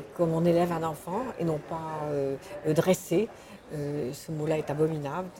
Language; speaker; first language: French; native; French